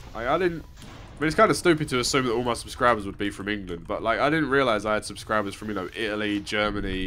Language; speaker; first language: English; native; English